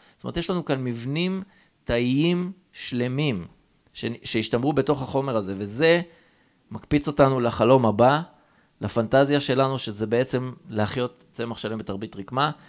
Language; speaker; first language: Hebrew; native; Hebrew